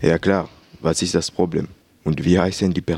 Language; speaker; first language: German; non-native, learner; French